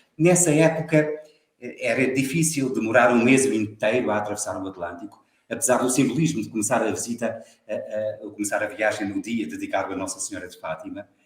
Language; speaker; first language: Portuguese; native; Portuguese